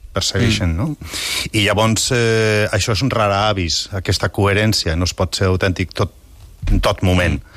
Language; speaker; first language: Catalan; non-native, local second language; Spanish